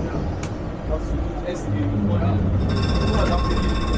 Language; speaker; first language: German; non-native, learner; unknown